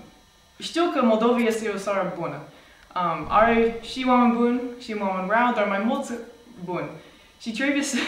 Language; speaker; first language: Romanian; non-native, fluent; English